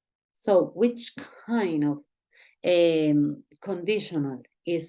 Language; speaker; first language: English; non-native, learner; Spanish